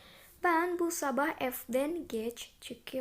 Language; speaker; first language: Turkish; non-native, fluent; Indonesian